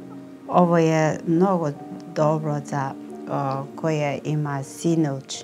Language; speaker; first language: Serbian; non-native, learner; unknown